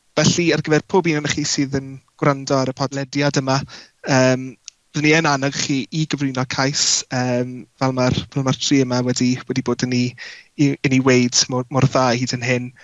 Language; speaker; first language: Welsh; native; Welsh